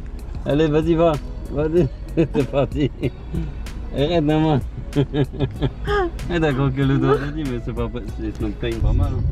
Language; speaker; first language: French; early bilingual, other home language; Filipino